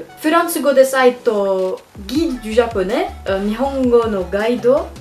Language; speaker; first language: Japanese; non-native, learner; French